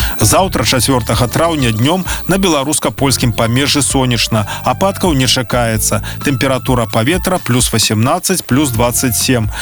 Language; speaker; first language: Belarusian; native; Belarusian